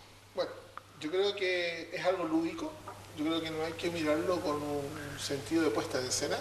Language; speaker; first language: Spanish; native; Spanish